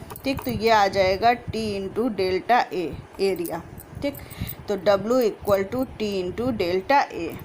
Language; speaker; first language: Hindi; native; Hindi